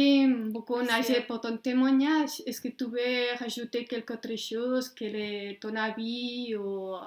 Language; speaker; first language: French; non-native, fluent; Spanish